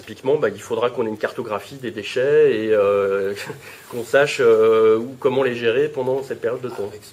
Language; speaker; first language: French; native; French